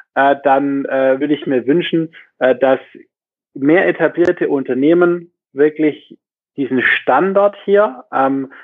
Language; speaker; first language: German; native; German